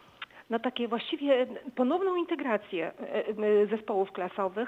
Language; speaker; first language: Polish; native; Polish